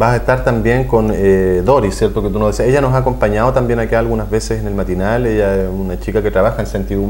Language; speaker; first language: Spanish; native; Spanish